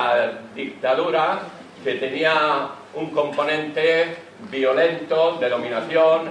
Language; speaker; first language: Spanish; native; Spanish